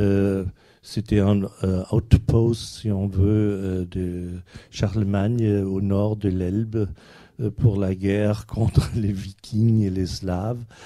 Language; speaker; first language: French; non-native, fluent; German